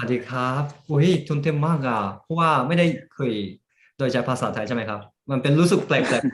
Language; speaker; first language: Thai; early bilingual, heritage; Japanese